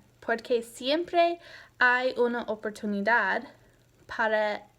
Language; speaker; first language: Spanish; non-native, fluent; English